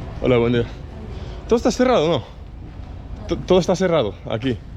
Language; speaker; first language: Spanish; non-native, fluent; English